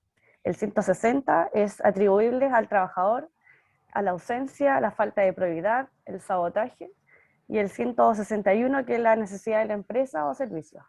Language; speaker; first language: Spanish; native; Spanish